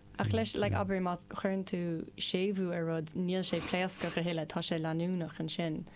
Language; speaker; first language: Irish; non-native, local second language; English